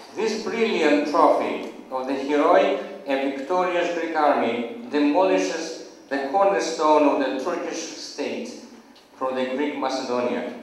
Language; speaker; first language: English; non-native, fluent; Greek